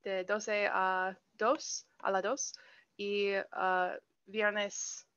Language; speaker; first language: Spanish; non-native, learner; English